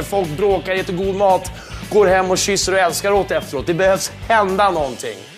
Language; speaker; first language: Swedish; native; Swedish